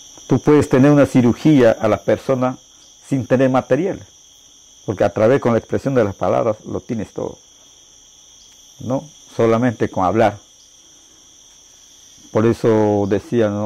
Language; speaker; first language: Spanish; non-native, local second language; Shipibo-Conibo